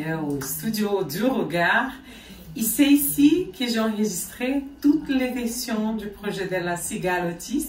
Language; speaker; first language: French; non-native, fluent; Portuguese